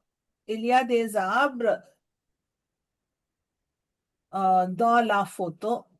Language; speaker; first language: French; non-native, fluent; Telugu